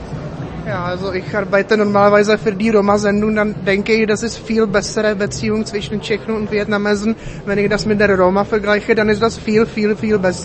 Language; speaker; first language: German; non-native, fluent; Czech